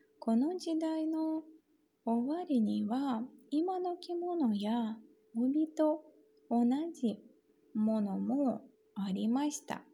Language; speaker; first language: Japanese; non-native, fluent; Russian